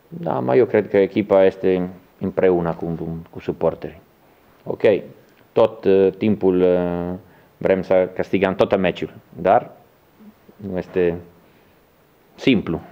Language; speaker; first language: Romanian; non-native, learner; Italian